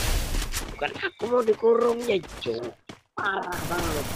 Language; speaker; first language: Indonesian; native; Indonesian